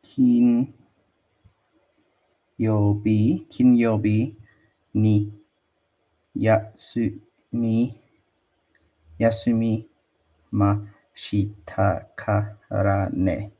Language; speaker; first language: Japanese; non-native, learner; English